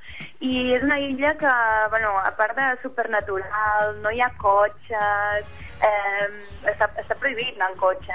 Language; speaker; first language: Catalan; native; Catalan